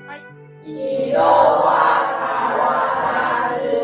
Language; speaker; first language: Japanese; non-native, learner; Chinese